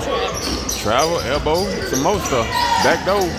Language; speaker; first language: English; native; English